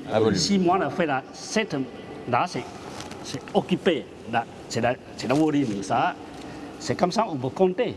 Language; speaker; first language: French; non-native, learner; Chinese